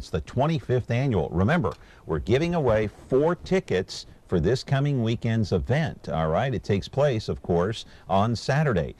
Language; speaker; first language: English; native; English